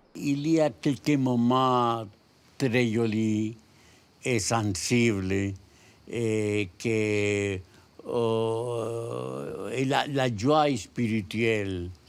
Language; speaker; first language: French; non-native, learner; Spanish